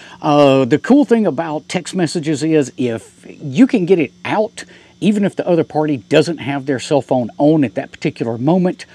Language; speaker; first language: English; native; English